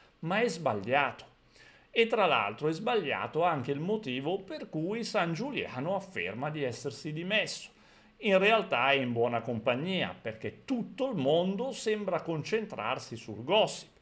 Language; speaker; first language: Italian; native; Italian